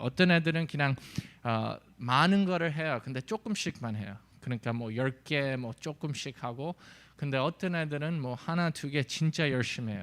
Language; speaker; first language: Korean; early bilingual, heritage; English